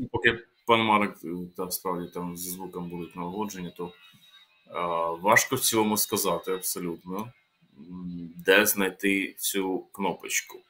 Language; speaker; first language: Ukrainian; native; Ukrainian